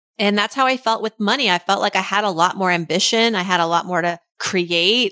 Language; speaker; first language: English; early bilingual, other home language; Persian